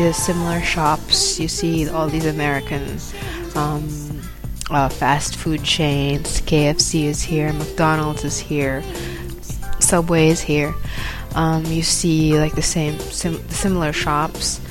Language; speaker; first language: English; non-native, local second language; Filipino